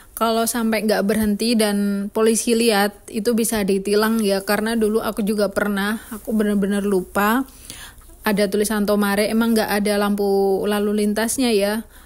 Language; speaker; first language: Indonesian; native; Indonesian